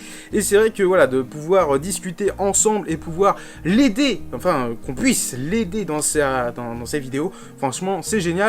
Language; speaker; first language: French; native; French